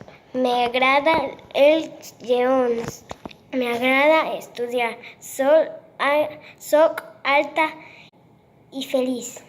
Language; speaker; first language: Catalan; non-native, learner; Spanish